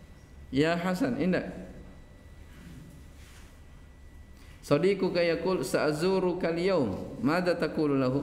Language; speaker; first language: Arabic; non-native, fluent; Indonesian